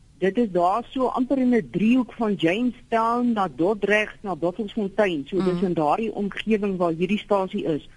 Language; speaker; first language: Afrikaans; native; Afrikaans